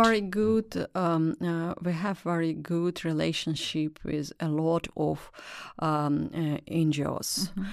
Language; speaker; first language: English; non-native, learner; Russian